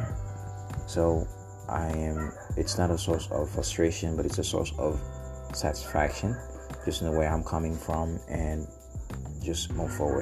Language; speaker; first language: English; non-native, fluent; Haitian Creole